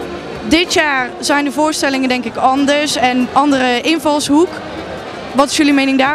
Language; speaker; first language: Dutch; native; Dutch